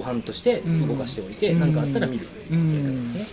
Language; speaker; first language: Japanese; native; Japanese